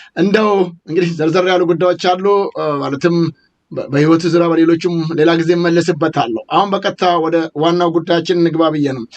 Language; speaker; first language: Amharic; native; Amharic